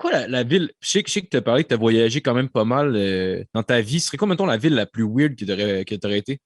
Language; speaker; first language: French; native; French